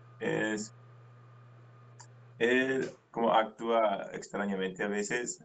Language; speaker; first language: Spanish; non-native, fluent; English